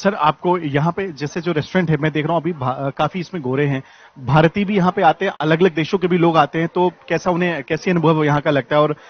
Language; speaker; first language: Hindi; native; Hindi